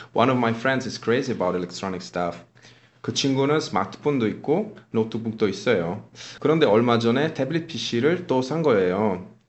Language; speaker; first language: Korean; non-native, fluent; Italian